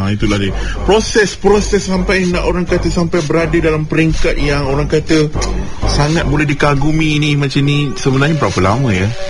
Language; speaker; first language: Malay; native; Malay